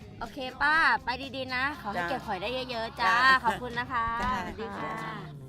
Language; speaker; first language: Thai; native; Thai